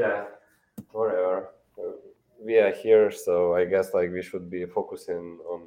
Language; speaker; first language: English; non-native, fluent; Ukrainian